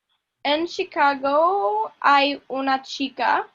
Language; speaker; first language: Spanish; non-native, learner; English